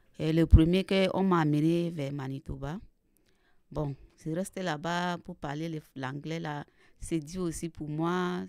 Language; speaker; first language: French; non-native, learner; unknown